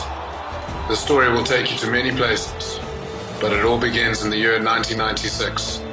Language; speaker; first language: English; native; English